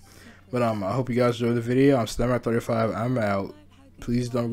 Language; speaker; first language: English; native; English